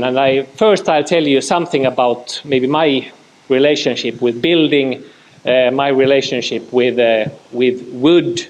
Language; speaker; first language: English; non-native, fluent; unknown